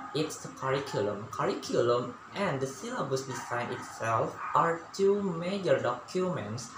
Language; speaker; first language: English; non-native, learner; Balinese